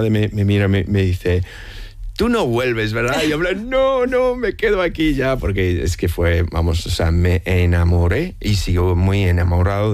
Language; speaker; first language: Spanish; non-native, fluent; English